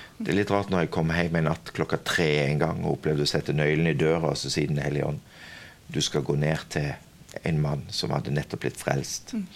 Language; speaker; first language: Norwegian; native; Norwegian